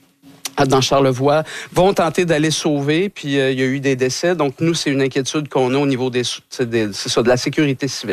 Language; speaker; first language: French; native; French